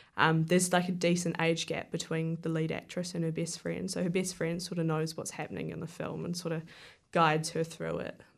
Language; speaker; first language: English; native; English